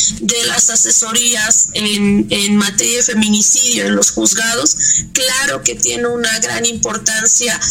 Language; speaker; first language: Spanish; native; Spanish